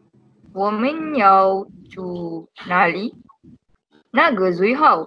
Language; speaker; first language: Chinese; non-native, learner; Malay